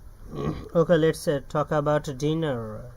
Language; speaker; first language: English; non-native, learner; Bangla